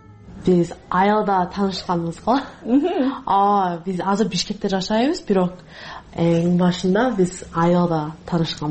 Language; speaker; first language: Kyrgyz; non-native, fluent; English